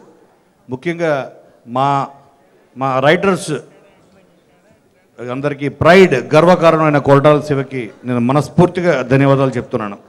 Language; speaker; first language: Telugu; native; Telugu